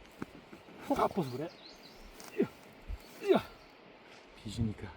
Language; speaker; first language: Korean; native; Korean